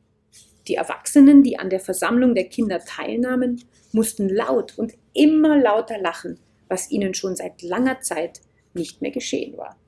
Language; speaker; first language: German; native; German